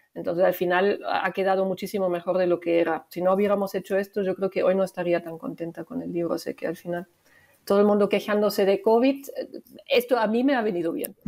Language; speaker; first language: Spanish; non-native, fluent; German